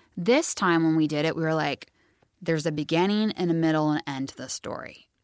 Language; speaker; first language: English; native; English